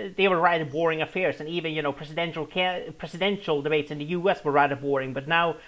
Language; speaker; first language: English; non-native, fluent; Swedish